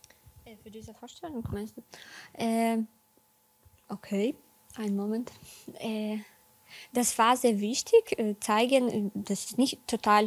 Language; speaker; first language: German; non-native, learner; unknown